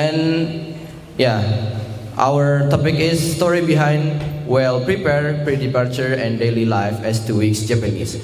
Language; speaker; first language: English; non-native, learner; Indonesian